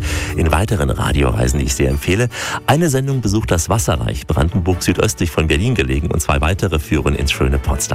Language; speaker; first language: German; native; German